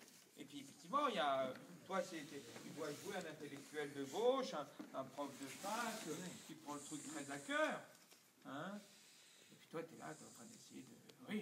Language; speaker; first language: French; native; French